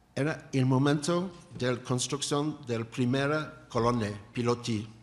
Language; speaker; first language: Spanish; non-native, learner; English